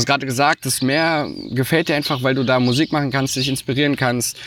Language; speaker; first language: German; native; German